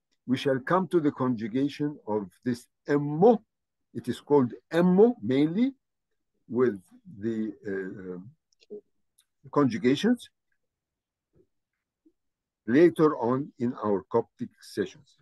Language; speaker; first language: English; non-native, fluent; Arabic